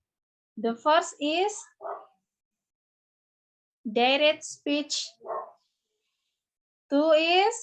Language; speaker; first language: English; non-native, learner; Indonesian